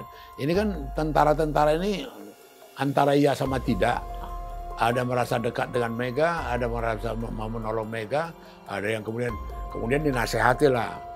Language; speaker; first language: Indonesian; native; Indonesian